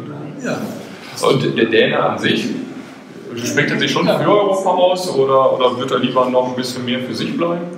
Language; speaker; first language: German; native; German